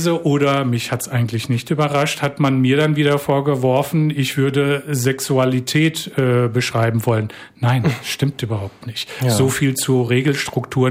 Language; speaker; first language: German; native; German